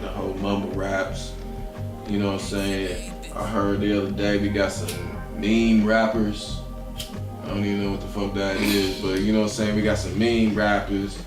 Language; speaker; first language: English; native; English